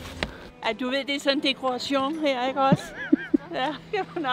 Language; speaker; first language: Danish; native; Danish